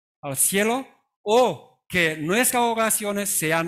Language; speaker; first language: Spanish; non-native, fluent; Romanian